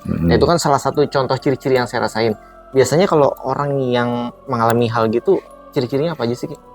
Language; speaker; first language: Indonesian; native; Indonesian